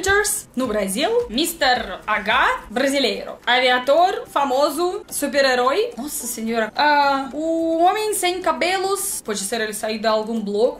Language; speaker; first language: Portuguese; non-native, learner; Russian